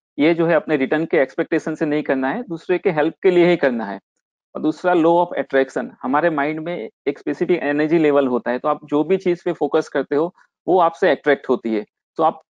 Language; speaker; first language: Hindi; non-native, local second language; Gujarati